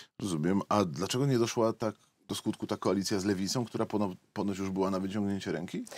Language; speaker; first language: Polish; native; Polish